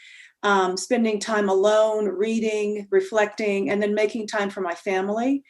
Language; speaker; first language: English; native; English